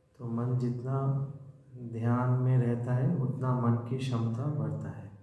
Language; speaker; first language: Hindi; non-native, local second language; Bangla